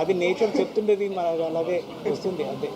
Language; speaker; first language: Telugu; non-native, learner; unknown